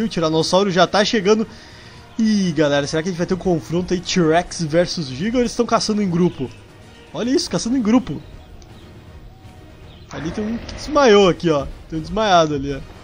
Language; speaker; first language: Portuguese; native; Portuguese